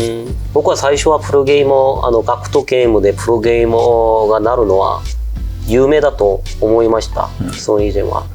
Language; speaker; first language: Japanese; non-native, fluent; Korean